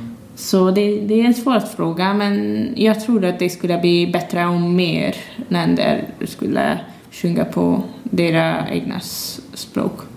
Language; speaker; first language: Swedish; non-native, fluent; Hungarian